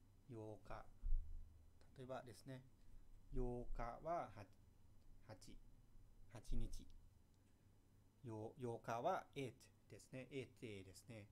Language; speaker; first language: Japanese; non-native, fluent; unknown